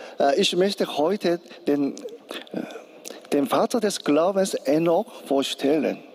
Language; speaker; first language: German; non-native, learner; Korean